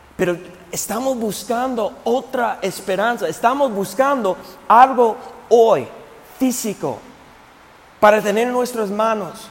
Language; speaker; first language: Spanish; non-native, fluent; English